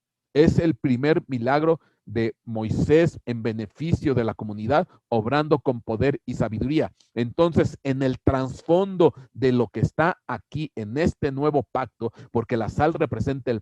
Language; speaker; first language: Spanish; native; Spanish